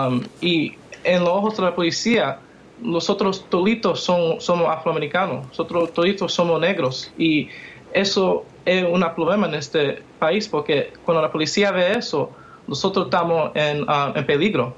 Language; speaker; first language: Spanish; early bilingual, heritage; English